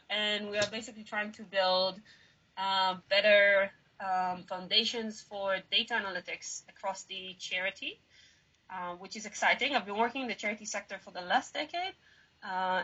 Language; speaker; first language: English; non-native, fluent; Hebrew